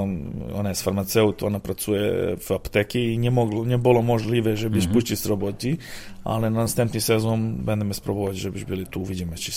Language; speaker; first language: Polish; non-native, fluent; Serbian